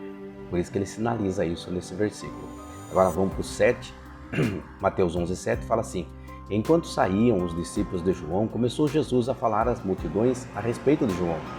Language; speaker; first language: Portuguese; native; Portuguese